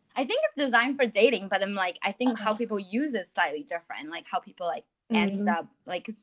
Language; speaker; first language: English; non-native, fluent; Chinese